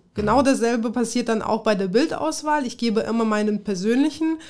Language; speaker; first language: German; early bilingual, other home language; Russian